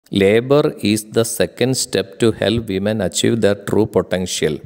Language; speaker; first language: English; non-native, local second language; Malayalam